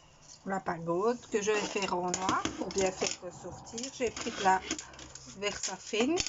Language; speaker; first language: French; native; French